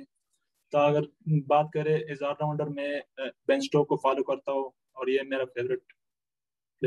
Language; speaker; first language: Hindi; non-native, local second language; Pashto